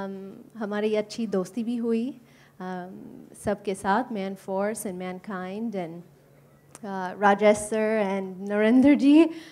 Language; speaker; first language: Hindi; non-native, learner; English